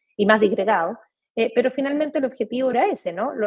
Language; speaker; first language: Spanish; native; Spanish